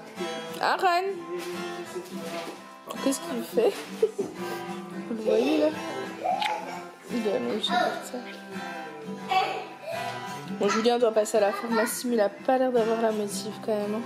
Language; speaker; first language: French; native; French